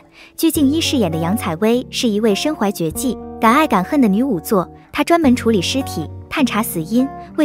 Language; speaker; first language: Chinese; native; Chinese